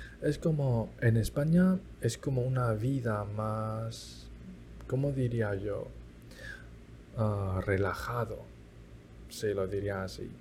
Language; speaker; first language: Spanish; early bilingual, other home language; Chinese